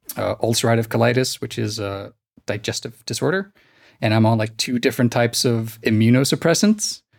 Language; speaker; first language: English; non-native, fluent; Icelandic